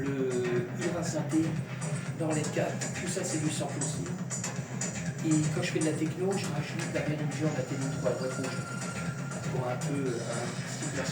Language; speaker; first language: French; native; French